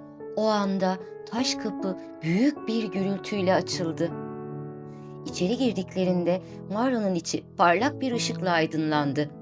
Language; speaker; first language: Turkish; native; Turkish